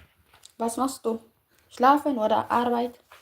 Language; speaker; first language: German; non-native, learner; Tigrinya